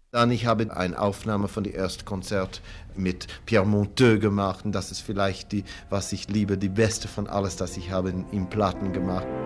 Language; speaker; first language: German; non-native, learner; English